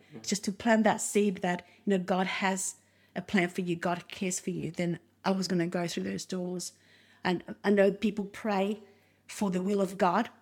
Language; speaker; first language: English; non-native, fluent; Spanish